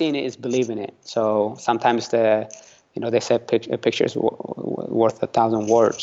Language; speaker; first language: English; early bilingual, other home language; Tigrinya